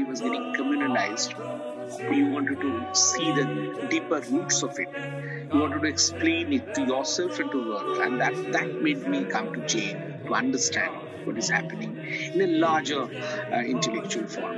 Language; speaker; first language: English; non-native, local second language; Bangla